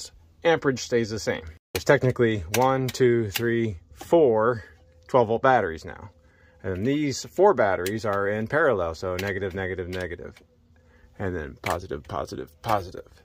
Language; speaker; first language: English; native; English